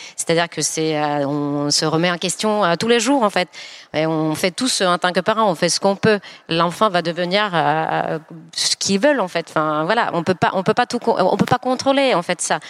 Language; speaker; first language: French; non-native, fluent; Finnish